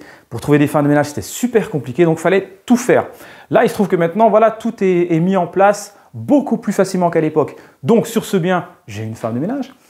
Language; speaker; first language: French; native; French